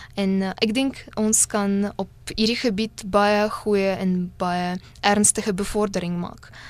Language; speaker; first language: Afrikaans; non-native, fluent; Russian